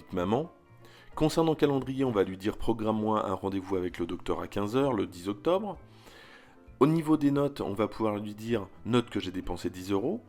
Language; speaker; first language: French; native; French